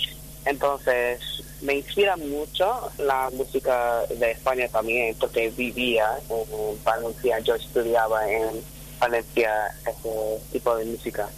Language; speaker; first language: Spanish; non-native, fluent; English